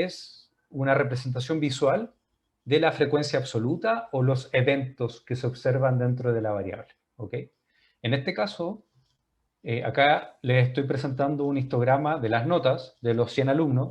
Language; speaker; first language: Spanish; native; Spanish